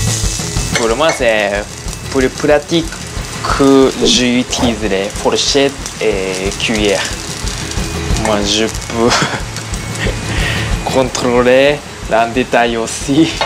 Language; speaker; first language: French; non-native, learner; Japanese